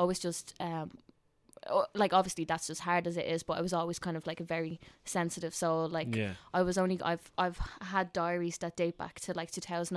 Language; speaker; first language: English; native; English